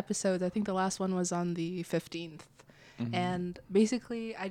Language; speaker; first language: English; early bilingual, other home language; Indonesian